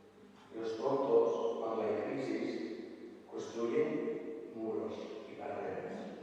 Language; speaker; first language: Spanish; non-native, fluent; Italian